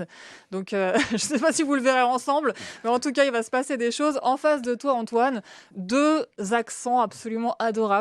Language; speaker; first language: French; native; French